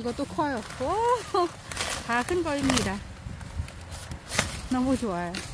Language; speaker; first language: Korean; non-native, learner; Vietnamese